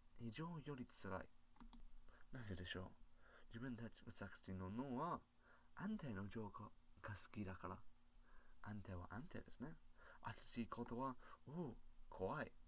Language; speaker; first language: Japanese; non-native, learner; English